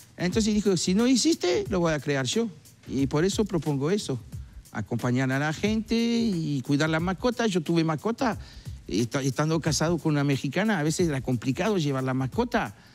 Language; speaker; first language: Spanish; non-native, fluent; French